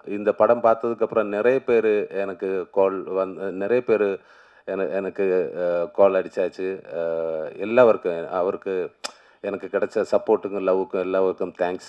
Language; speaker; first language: Tamil; non-native, learner; Malayalam